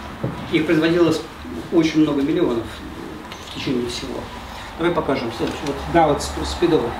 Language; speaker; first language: Russian; native; Russian